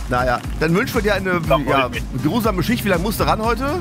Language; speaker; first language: German; native; German